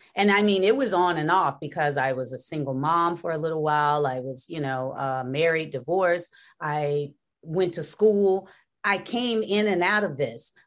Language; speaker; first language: English; native; English